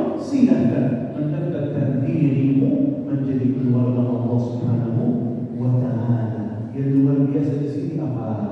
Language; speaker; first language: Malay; non-native, fluent; Arabic